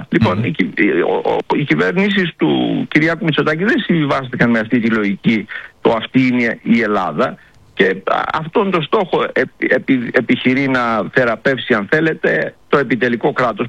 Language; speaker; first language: Greek; native; Greek